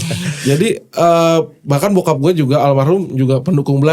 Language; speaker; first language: Indonesian; native; Indonesian